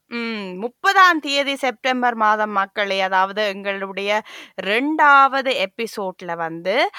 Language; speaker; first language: Tamil; native; Tamil